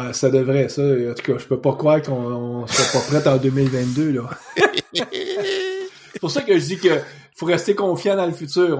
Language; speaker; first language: French; native; French